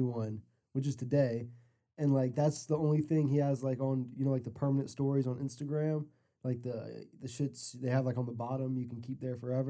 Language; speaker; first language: English; native; English